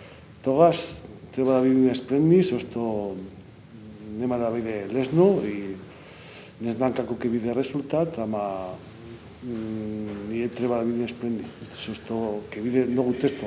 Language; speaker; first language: Macedonian; non-native, learner; Spanish